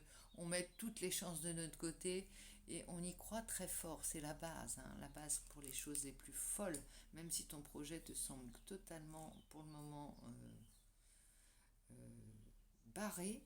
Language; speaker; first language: French; native; French